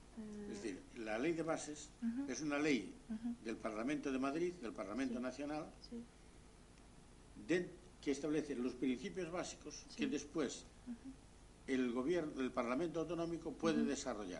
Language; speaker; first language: Spanish; native; Spanish